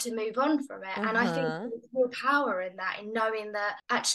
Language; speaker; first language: English; native; English